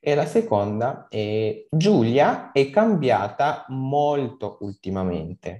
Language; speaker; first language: Italian; non-native, fluent; Ukrainian